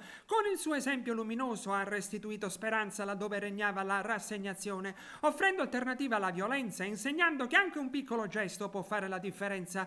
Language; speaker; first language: Italian; native; Italian